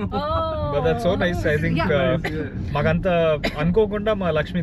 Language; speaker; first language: Telugu; native; Telugu